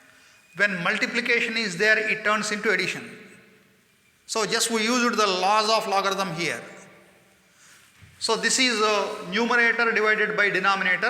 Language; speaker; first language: English; non-native, local second language; Kannada